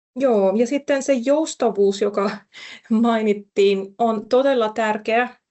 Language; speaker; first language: Finnish; non-native, fluent; Persian